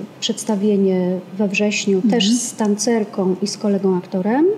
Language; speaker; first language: Polish; native; Polish